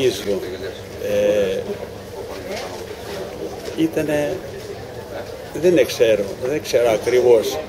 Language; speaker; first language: Greek; non-native, learner; Ukrainian